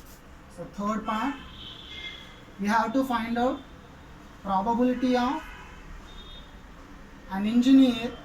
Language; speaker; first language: English; non-native, local second language; Telugu